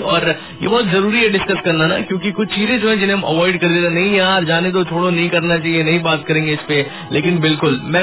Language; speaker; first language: Hindi; native; Hindi